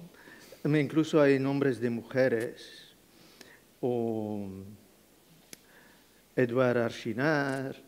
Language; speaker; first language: Spanish; non-native, fluent; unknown